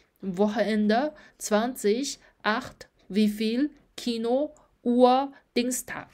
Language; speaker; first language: German; non-native, fluent; Chinese